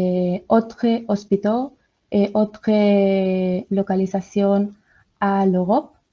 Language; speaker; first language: French; non-native, learner; Spanish